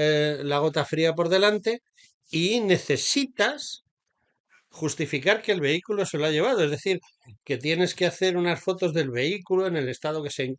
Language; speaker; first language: Spanish; native; Spanish